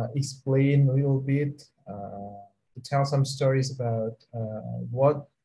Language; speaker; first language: English; non-native, fluent; Indonesian